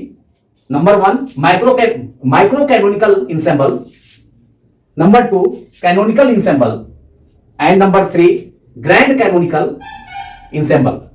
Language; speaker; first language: English; non-native, local second language; Hindi